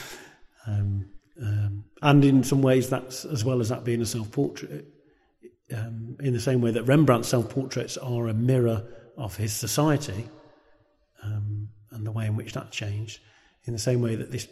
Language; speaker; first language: English; native; English